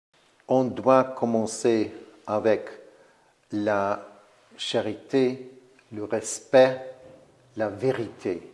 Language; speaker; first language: French; non-native, fluent; Ukrainian